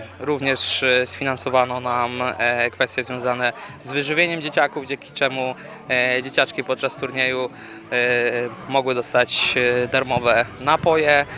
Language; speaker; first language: Polish; native; Polish